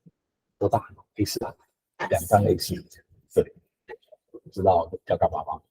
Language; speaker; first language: Chinese; non-native, fluent; English